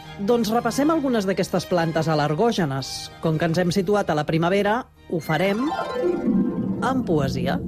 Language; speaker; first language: Catalan; native; Catalan